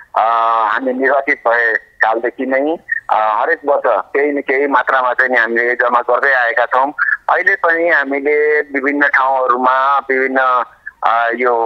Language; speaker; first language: Nepali; non-native, local second language; Maithili